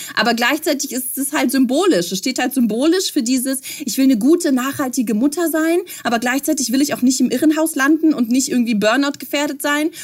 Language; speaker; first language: German; early bilingual, other home language; Russian